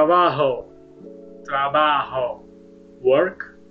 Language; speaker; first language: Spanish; non-native, learner; English